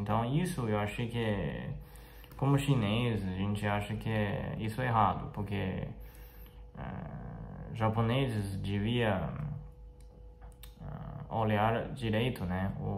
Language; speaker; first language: Portuguese; non-native, fluent; Chinese